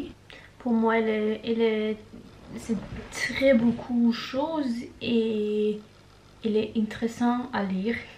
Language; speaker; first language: French; non-native, learner; Norwegian